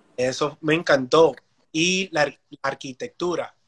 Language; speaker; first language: Spanish; early bilingual, heritage; Spanish